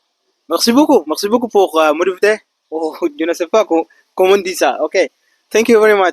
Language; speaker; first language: French; non-native, learner; Arabic